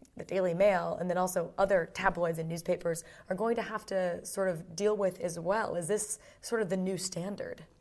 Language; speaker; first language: English; native; English